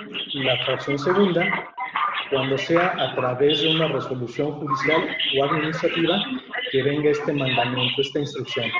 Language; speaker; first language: Spanish; native; Spanish